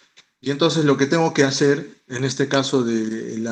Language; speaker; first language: Spanish; native; Spanish